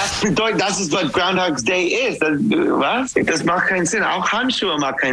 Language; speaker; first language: German; non-native, learner; English